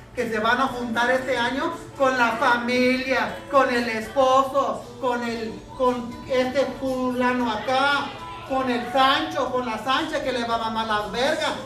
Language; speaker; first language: Spanish; early bilingual, heritage; Spanish